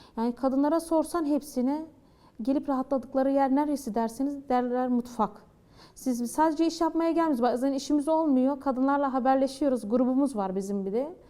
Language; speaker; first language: Turkish; native; Turkish